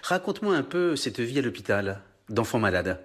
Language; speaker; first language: French; native; French